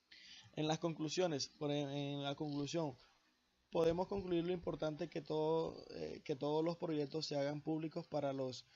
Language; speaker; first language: Spanish; native; Spanish